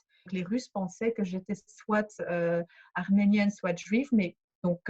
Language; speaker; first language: French; early bilingual, other home language; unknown